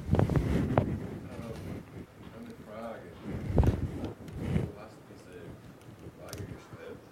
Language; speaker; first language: German; non-native, fluent; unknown